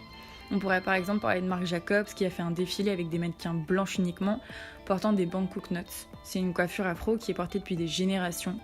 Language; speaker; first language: French; native; French